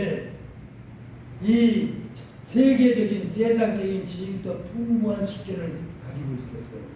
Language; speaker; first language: Korean; native; Korean